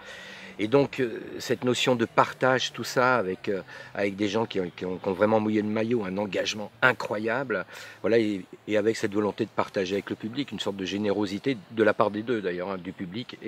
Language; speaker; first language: French; native; French